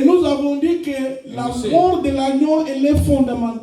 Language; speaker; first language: French; non-native, local second language; Lingala